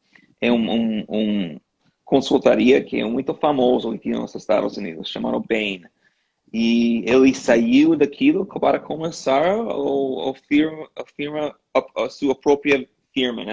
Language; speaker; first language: Portuguese; non-native, learner; English